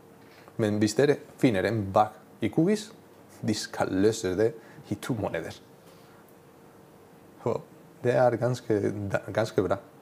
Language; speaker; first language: Norwegian; non-native, learner; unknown